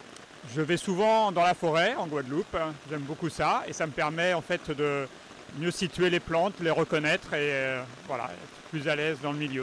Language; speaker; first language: French; native; French